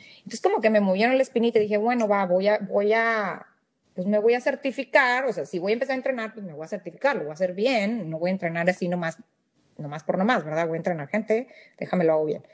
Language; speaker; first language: Spanish; native; Spanish